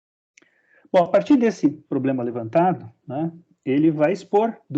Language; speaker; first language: Portuguese; native; Portuguese